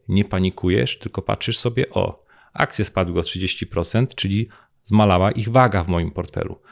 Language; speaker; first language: Polish; native; Polish